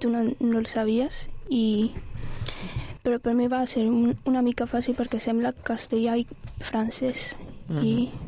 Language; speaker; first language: Catalan; non-native, learner; Arabic